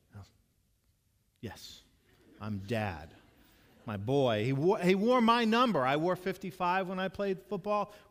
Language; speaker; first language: English; native; English